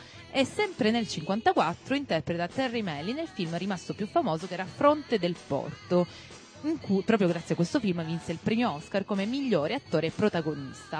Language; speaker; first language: Italian; native; Italian